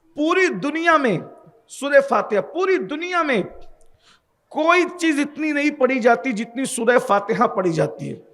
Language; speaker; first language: Urdu; native; Urdu